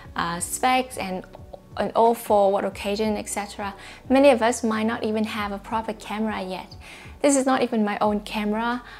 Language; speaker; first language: English; non-native, fluent; Vietnamese